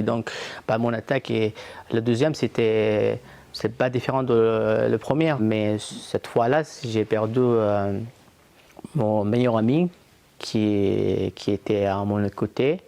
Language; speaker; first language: French; non-native, fluent; Arabic